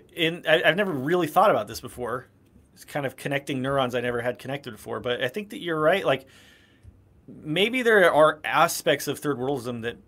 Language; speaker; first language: English; native; English